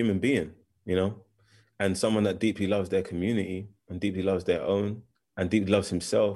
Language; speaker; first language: English; native; English